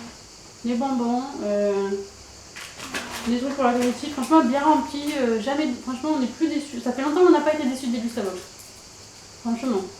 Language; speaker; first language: French; native; French